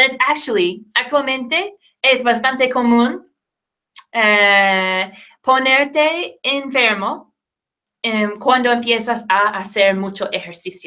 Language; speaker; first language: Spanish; non-native, fluent; English